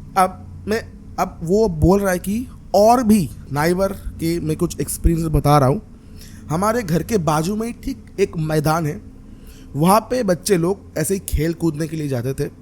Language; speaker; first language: Hindi; non-native, local second language; Bangla